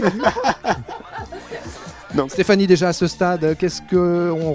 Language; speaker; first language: French; native; French